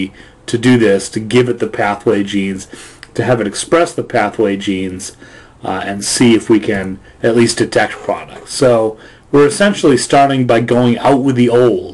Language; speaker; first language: English; native; English